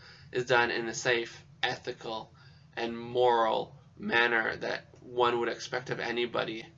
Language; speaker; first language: English; native; English